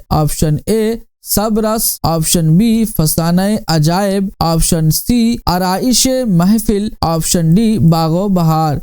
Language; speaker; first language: Urdu; native; Urdu